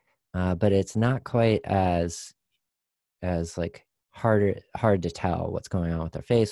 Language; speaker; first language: English; native; English